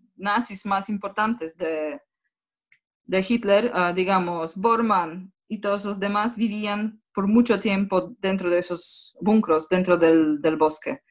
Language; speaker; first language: Spanish; non-native, fluent; Polish